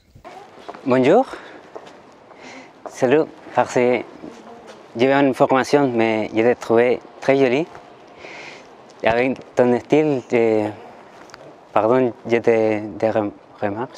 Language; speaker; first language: French; non-native, learner; Spanish